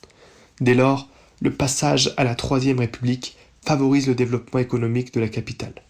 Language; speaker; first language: French; native; French